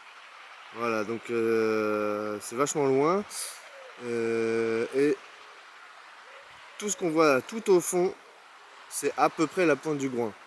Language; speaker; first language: French; native; French